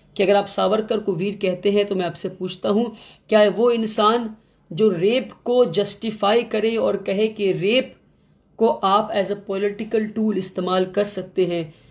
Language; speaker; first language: Hindi; non-native, local second language; Kannada